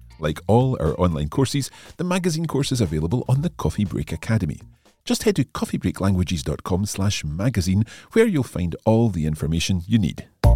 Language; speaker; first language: English; native; English